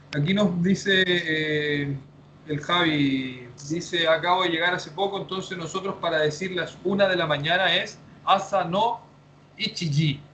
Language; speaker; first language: Spanish; native; Spanish